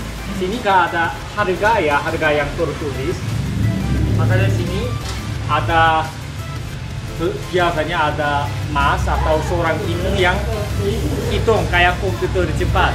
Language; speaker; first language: Indonesian; non-native, learner; Korean